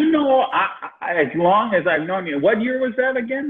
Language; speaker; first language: English; native; English